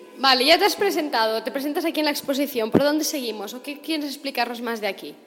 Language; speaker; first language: Spanish; non-native, local second language; Catalan